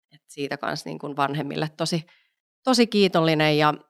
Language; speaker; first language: Finnish; native; Finnish